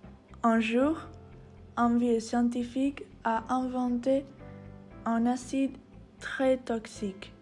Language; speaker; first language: French; non-native, learner; Spanish